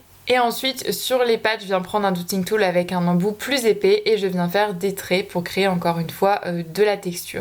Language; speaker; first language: French; native; French